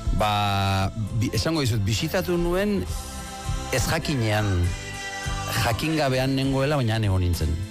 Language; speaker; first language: Basque; native; Basque